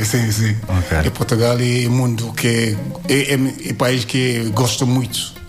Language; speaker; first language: Portuguese; non-native, learner; Hausa